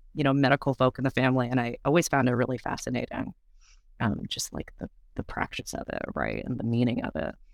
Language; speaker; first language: English; native; English